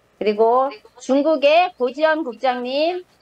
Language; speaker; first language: Korean; native; Korean